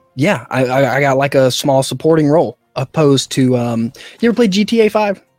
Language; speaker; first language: English; native; English